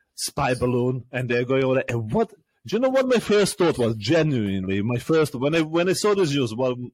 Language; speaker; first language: English; non-native, fluent; Serbian